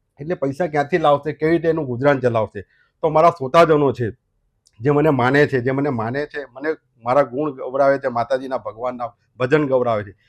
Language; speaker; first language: Gujarati; native; Gujarati